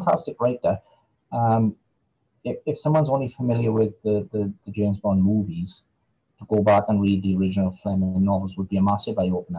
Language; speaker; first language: English; native; English